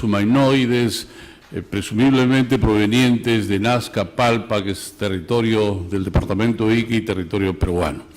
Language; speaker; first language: Spanish; native; Spanish